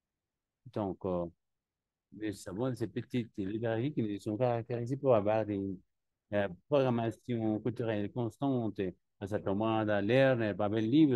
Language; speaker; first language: French; non-native, learner; Spanish